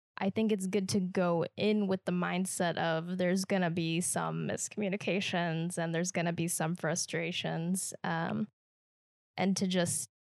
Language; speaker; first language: English; native; English